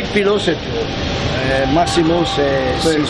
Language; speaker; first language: French; non-native, learner; Italian